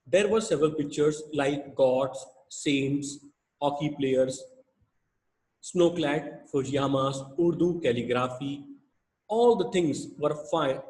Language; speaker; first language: English; non-native, local second language; Hindi